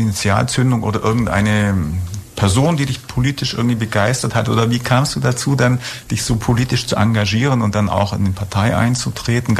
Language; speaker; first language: German; native; German